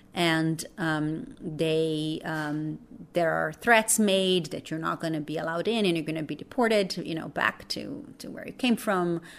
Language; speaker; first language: English; non-native, fluent; Portuguese